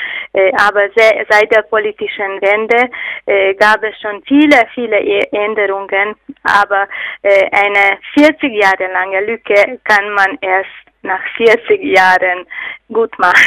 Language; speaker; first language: German; non-native, fluent; Hungarian